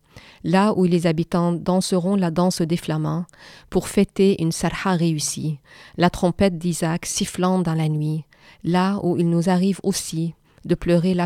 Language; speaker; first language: French; non-native, fluent; Arabic